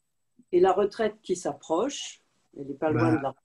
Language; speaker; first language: French; native; French